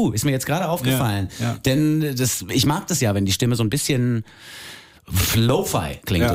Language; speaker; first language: German; native; German